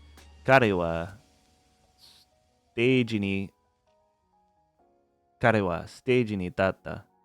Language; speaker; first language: Japanese; non-native, learner; English